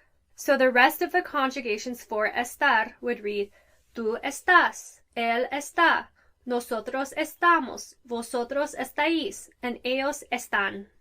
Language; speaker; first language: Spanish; non-native, fluent; English